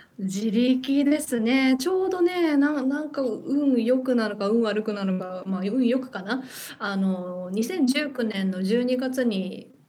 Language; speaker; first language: Japanese; early bilingual, heritage; Japanese